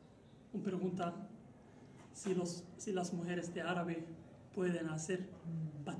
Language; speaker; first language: Spanish; non-native, learner; Arabic